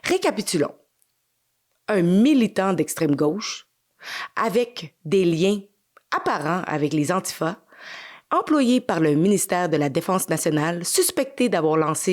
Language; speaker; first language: French; native; French